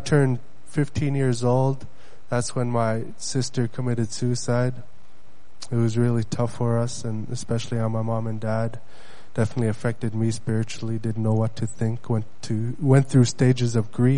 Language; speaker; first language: English; early bilingual, other home language; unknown